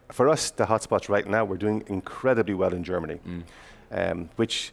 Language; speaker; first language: English; native; English